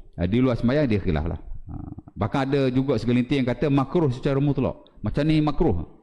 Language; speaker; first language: Malay; native; Malay